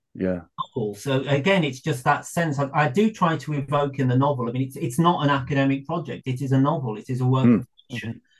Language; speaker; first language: English; native; English